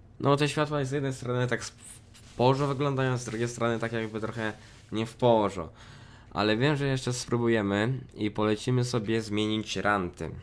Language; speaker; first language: Polish; native; Polish